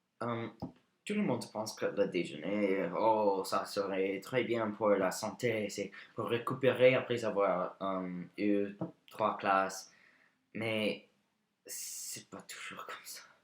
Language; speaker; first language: French; non-native, learner; English